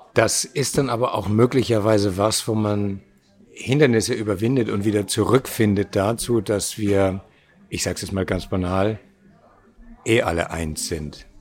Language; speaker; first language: German; native; German